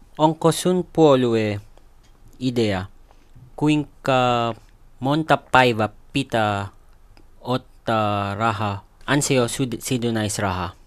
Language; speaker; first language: Finnish; non-native, learner; Filipino